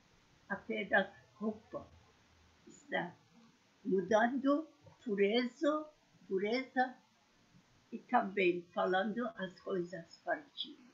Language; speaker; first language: Portuguese; non-native, learner; Persian